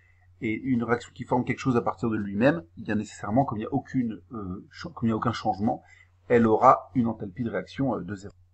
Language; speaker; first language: French; native; French